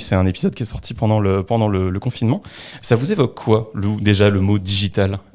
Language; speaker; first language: French; native; French